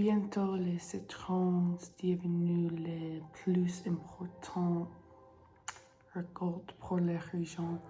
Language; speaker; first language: French; non-native, learner; English